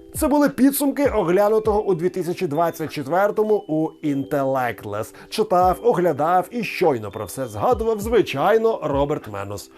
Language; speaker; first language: Ukrainian; native; Ukrainian